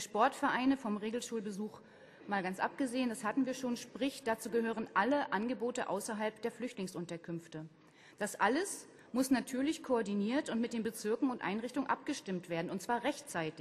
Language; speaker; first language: German; native; German